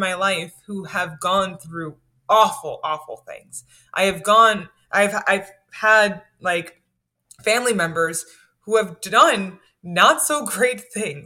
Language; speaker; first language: English; native; English